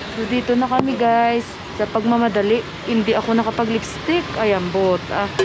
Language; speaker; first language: Filipino; native; Filipino